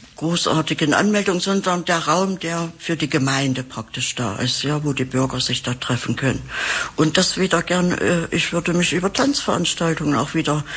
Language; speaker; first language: German; native; German